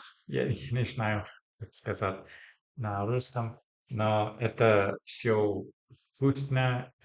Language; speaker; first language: Russian; non-native, learner; English